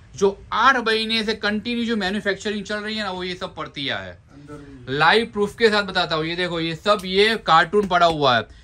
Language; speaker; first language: Hindi; non-native, local second language; Gujarati